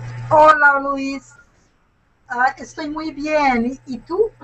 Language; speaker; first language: Spanish; non-native, learner; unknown